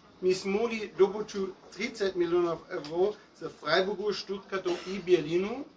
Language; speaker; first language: Ukrainian; non-native, learner; German